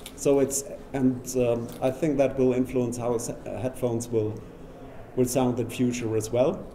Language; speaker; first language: English; non-native, fluent; German